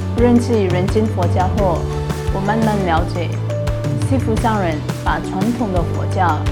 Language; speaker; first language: Chinese; non-native, fluent; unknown